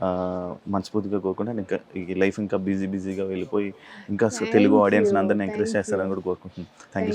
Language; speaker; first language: Telugu; native; Telugu